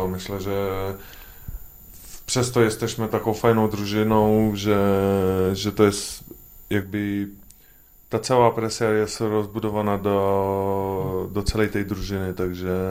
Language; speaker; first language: Polish; non-native, fluent; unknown